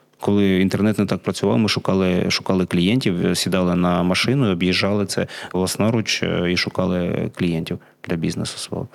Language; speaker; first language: Ukrainian; non-native, local second language; Russian